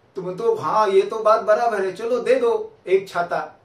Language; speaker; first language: Hindi; non-native, local second language; Marathi